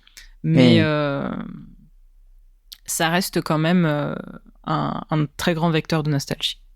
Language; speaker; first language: French; native; French